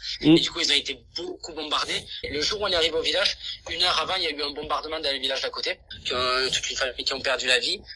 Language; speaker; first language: French; native; French